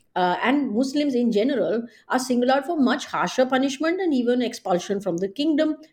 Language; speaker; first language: English; non-native, local second language; Hindi